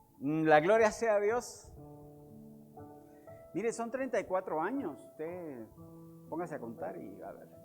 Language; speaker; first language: Spanish; native; Spanish